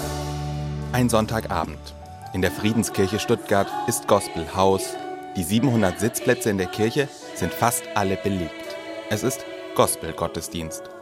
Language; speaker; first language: German; native; German